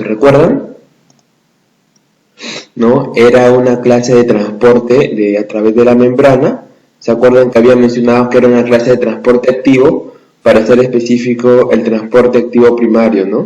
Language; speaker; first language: Spanish; native; Spanish